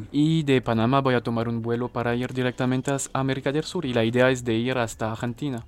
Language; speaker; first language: Spanish; non-native, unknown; French